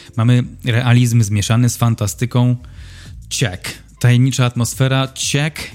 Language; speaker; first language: Polish; native; Polish